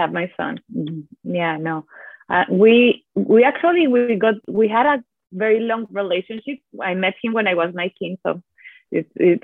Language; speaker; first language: English; non-native, fluent; Italian